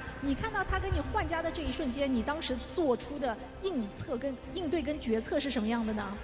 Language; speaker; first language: Chinese; native; Chinese